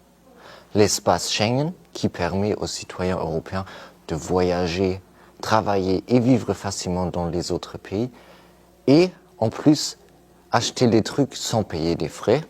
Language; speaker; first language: French; non-native, fluent; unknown